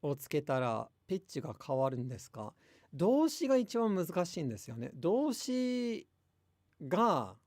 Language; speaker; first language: Japanese; non-native, fluent; English